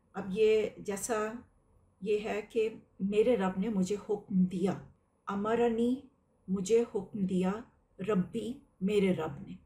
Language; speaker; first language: Urdu; native; Urdu